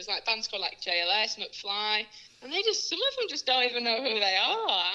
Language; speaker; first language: English; native; English